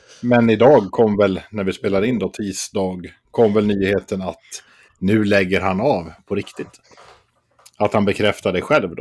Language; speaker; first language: Swedish; native; Swedish